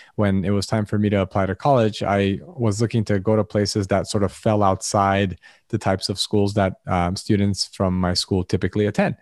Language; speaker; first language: English; early bilingual, other home language; Arabic